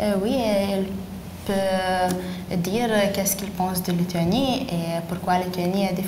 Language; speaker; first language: French; non-native, learner; Lithuanian